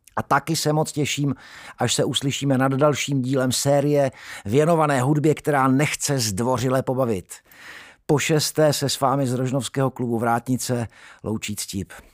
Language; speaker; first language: Czech; native; Czech